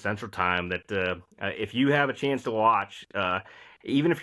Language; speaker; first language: English; native; English